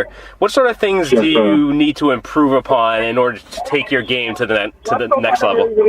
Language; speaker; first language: English; native; English